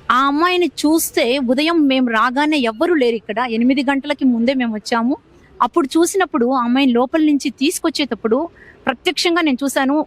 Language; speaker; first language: Telugu; native; Telugu